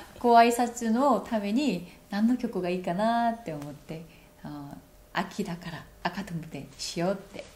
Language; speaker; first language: Japanese; non-native, fluent; Korean